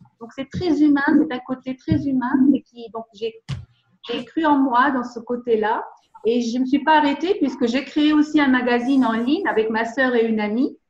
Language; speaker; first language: French; non-native, local second language; Arabic